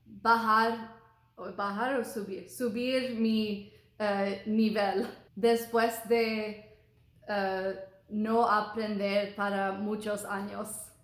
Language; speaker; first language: Spanish; non-native, learner; English